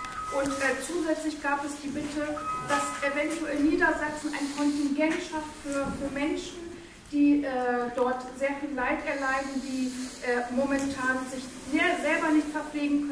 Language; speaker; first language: German; early bilingual, other home language; Turkish